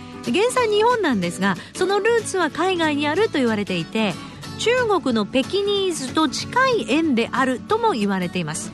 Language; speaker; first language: Japanese; native; Japanese